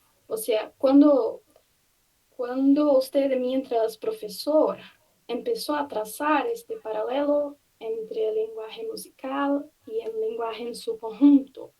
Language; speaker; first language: Spanish; non-native, fluent; Portuguese